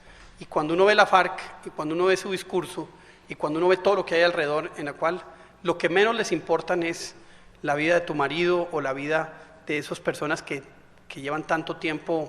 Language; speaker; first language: Spanish; native; Spanish